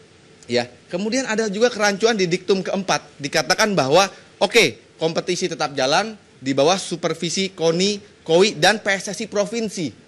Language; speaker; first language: Indonesian; native; Indonesian